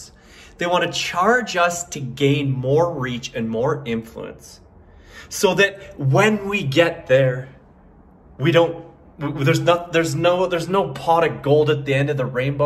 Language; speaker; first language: English; native; English